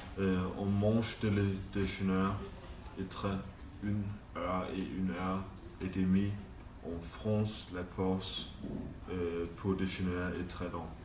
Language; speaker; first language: French; non-native, learner; Danish